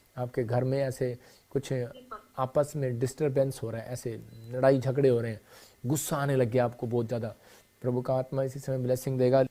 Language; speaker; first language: Hindi; non-native, local second language; Punjabi